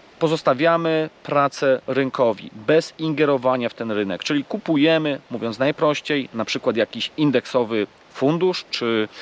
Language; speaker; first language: Polish; native; Polish